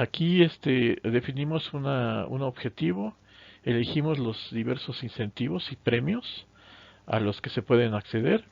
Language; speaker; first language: Spanish; native; Spanish